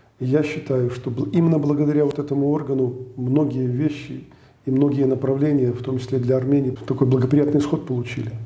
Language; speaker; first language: Russian; native; Russian